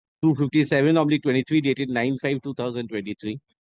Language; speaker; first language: English; non-native, local second language; Bangla